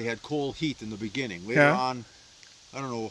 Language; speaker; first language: English; native; English